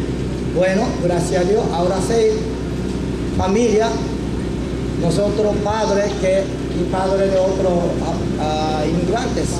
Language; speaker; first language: Spanish; non-native, learner; Japanese